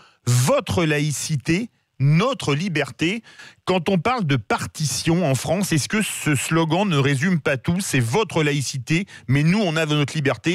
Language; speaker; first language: French; native; French